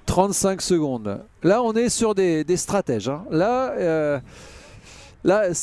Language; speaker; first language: French; native; French